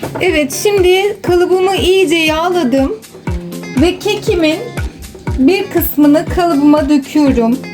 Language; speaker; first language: Turkish; native; Turkish